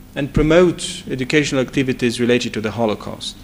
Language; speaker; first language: English; non-native, fluent; Romanian